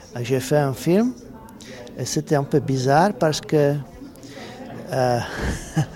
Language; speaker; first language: French; non-native, learner; Czech